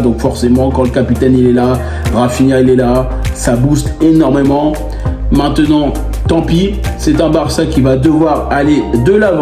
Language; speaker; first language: French; native; French